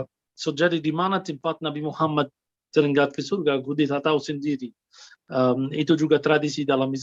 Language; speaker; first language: Indonesian; non-native, fluent; Arabic